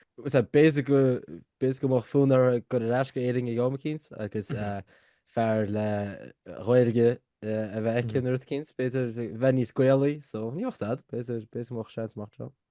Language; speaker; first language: Irish; native; Irish